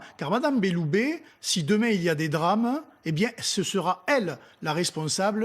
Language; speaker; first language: French; native; French